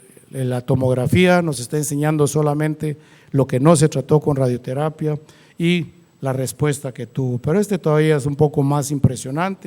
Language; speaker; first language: Spanish; native; Spanish